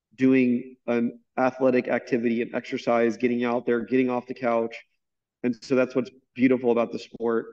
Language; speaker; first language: English; native; English